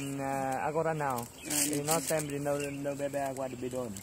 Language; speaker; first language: Portuguese; non-native, learner; Vietnamese